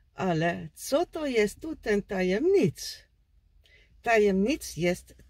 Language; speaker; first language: Polish; non-native, learner; Dutch